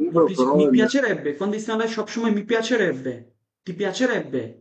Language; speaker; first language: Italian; non-native, fluent; Bangla